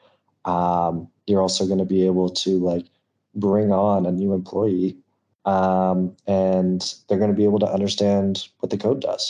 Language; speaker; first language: English; native; English